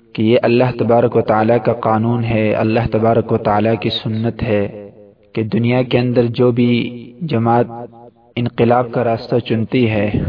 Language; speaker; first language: Urdu; non-native, local second language; Pashto